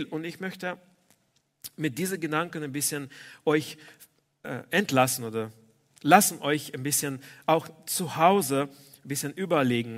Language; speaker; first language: German; non-native, fluent; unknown